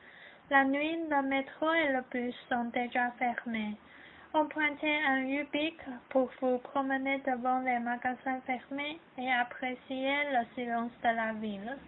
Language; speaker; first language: French; non-native, learner; Chinese